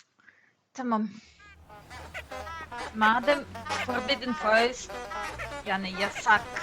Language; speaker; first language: Turkish; non-native, learner; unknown